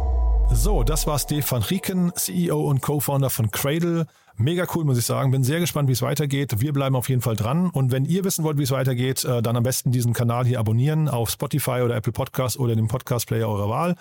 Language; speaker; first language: German; native; German